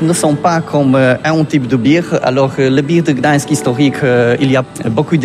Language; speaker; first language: French; non-native, fluent; Polish